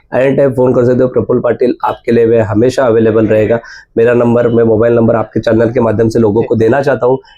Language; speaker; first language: Hindi; non-native, local second language; Marathi